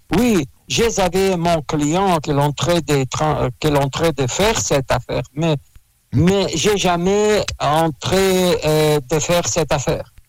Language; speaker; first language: French; non-native, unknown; Russian